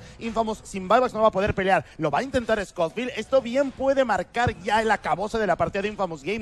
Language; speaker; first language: Spanish; native; Spanish